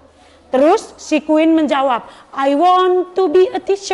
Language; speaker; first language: English; non-native, learner; Indonesian